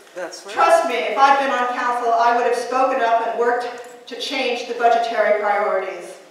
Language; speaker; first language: English; native; English